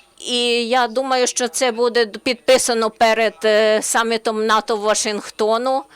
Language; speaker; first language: Ukrainian; non-native, learner; Slovenian